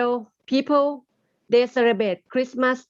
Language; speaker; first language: English; non-native, learner; Thai